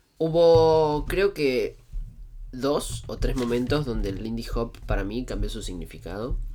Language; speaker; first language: Spanish; native; Spanish